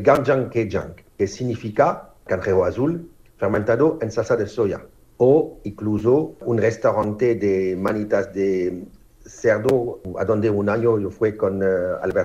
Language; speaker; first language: Spanish; non-native, fluent; French